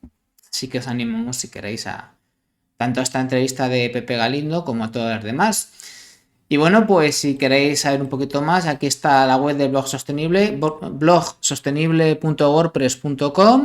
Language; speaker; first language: Spanish; native; Spanish